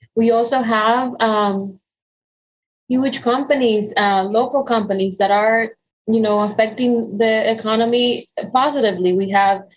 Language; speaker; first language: English; non-native, fluent; Spanish